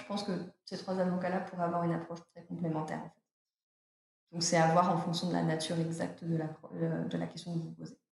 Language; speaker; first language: French; native; French